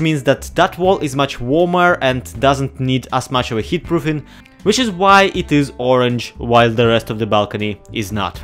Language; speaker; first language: English; non-native, fluent; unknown